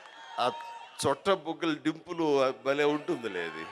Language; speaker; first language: Telugu; native; Telugu